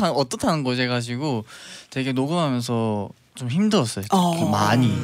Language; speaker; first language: Korean; native; Korean